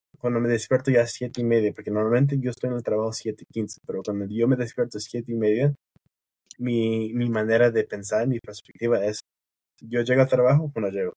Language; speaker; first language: Spanish; non-native, fluent; English